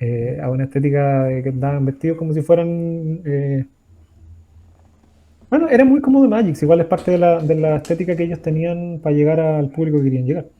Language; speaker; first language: Spanish; native; Spanish